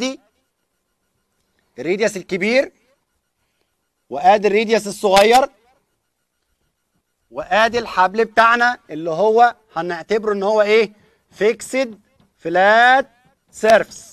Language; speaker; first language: Arabic; native; Arabic